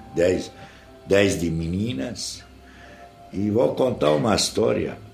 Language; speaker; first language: Portuguese; non-native, learner; Arabic